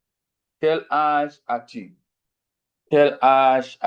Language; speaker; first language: French; non-native, fluent; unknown